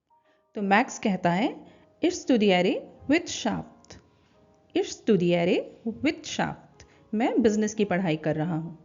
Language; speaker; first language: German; non-native, fluent; Hindi